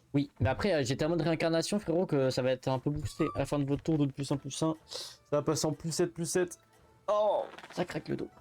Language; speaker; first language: French; native; French